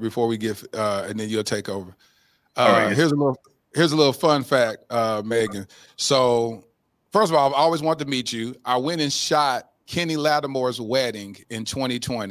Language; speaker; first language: English; native; English